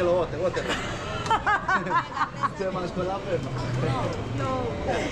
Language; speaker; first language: Spanish; native; Spanish